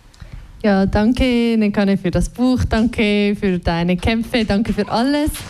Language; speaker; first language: German; native; German